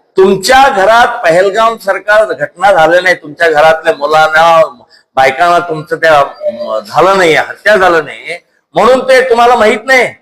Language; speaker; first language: Marathi; non-native, local second language; Kannada